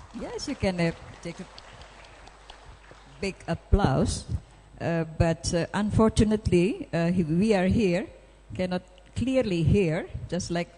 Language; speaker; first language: English; non-native, fluent; Indonesian